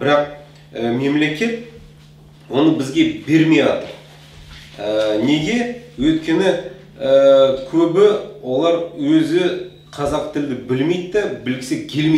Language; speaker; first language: Kazakh; non-native, local second language; Russian